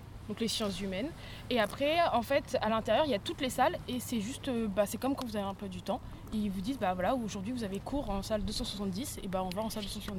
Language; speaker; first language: French; native; French